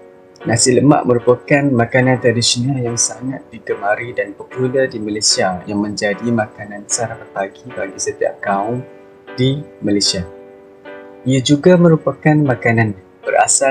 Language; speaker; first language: Malay; native; Malay